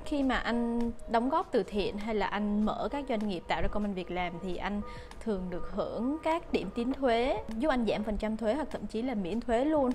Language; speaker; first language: Vietnamese; native; Vietnamese